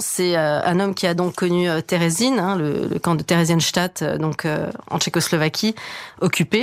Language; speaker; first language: French; native; French